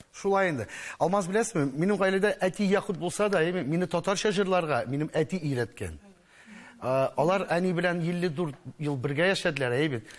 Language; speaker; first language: Tatar; non-native, local second language; Russian